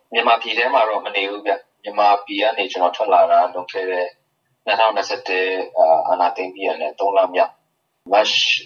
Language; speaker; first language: Burmese; non-native, local second language; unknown